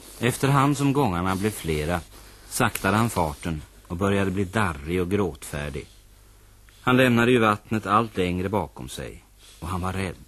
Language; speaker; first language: Swedish; native; Swedish